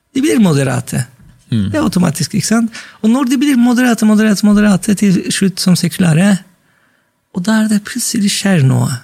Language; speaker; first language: Norwegian; non-native, fluent; Turkish